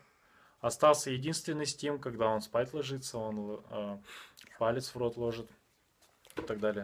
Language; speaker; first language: Russian; native; Russian